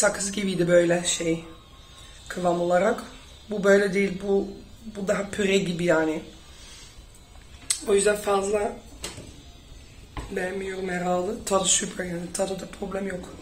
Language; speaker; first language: Turkish; early bilingual, heritage; Dutch